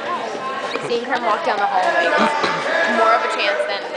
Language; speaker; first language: English; native; English